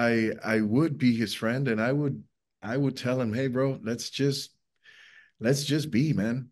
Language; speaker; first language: English; non-native, fluent; Spanish